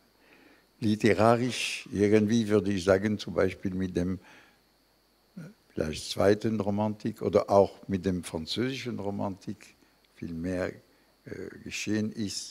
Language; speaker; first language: German; non-native, fluent; French